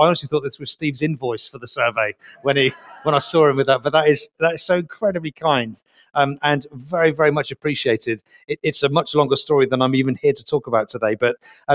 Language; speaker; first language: English; native; English